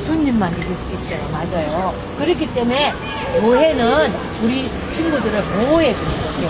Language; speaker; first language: Korean; native; Korean